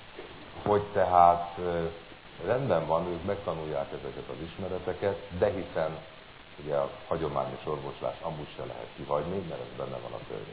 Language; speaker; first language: Hungarian; native; Hungarian